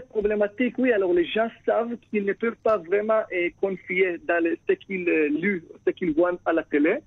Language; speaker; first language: French; non-native, fluent; Hebrew